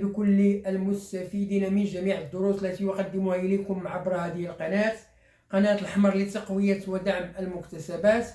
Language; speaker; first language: Arabic; native; Arabic